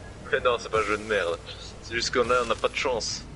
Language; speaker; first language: French; native; French